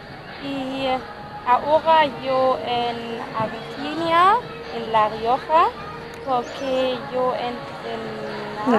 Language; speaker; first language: Spanish; non-native, learner; German